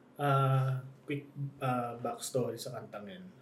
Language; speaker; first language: Filipino; native; Filipino